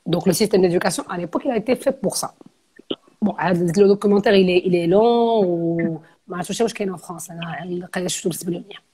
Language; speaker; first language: French; non-native, local second language; Arabic